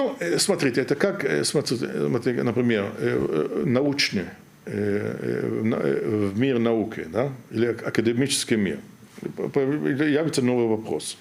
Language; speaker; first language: Russian; non-native, fluent; German